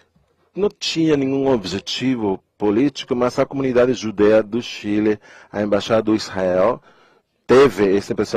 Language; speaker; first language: Portuguese; non-native, fluent; Spanish